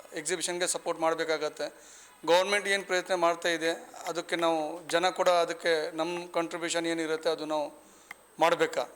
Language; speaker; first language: Kannada; non-native, local second language; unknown